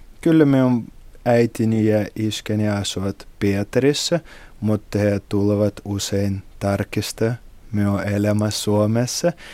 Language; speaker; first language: Finnish; non-native, learner; Russian